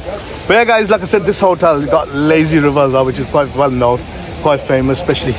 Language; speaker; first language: English; early bilingual, other home language; Hindi